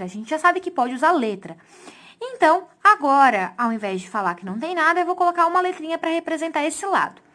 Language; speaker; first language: Portuguese; native; Portuguese